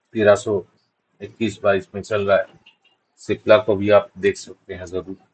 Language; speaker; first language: Hindi; non-native, local second language; Bangla